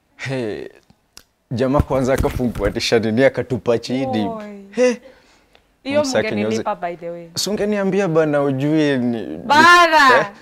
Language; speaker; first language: Swahili; native; Swahili